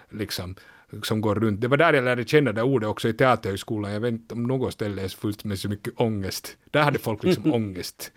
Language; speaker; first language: Swedish; native; Swedish